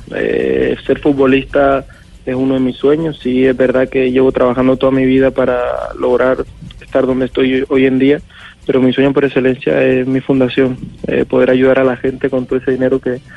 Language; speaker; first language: Spanish; native; Spanish